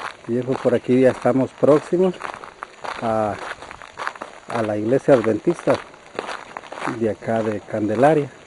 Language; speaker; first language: Spanish; native; Spanish